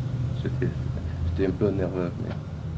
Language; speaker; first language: French; non-native, fluent; English